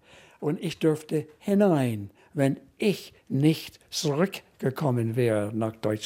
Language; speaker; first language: German; non-native, fluent; English